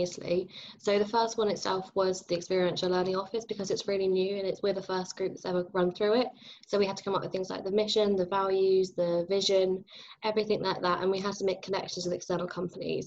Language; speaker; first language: English; native; English